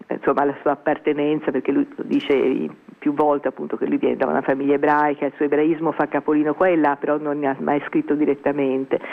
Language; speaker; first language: Italian; native; Italian